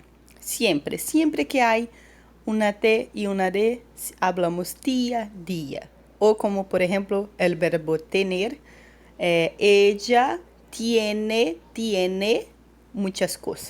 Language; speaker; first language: Spanish; non-native, fluent; Portuguese